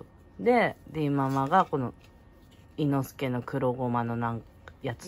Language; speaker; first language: Japanese; native; Japanese